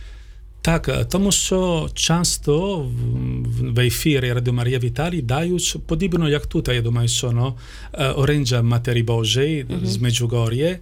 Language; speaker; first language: Ukrainian; non-native, learner; Italian